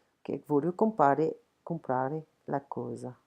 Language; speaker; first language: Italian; non-native, fluent; French